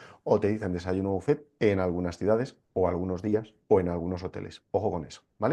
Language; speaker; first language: Spanish; native; Spanish